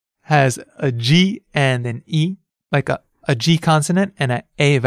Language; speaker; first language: English; native; English